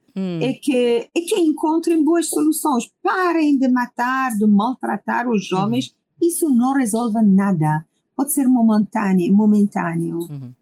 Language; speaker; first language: Portuguese; non-native, fluent; Persian